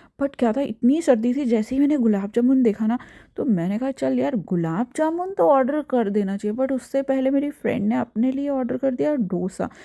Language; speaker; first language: Hindi; native; Hindi